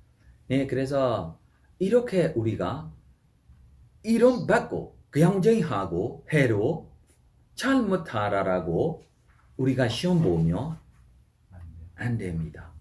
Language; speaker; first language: Korean; non-native, fluent; Burmese